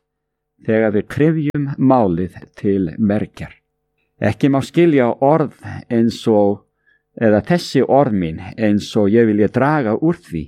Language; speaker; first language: Icelandic; native; Icelandic